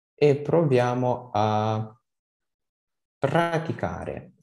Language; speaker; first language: Italian; non-native, fluent; Ukrainian